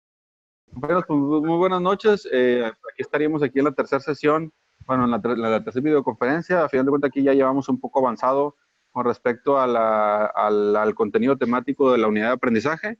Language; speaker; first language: Spanish; native; Spanish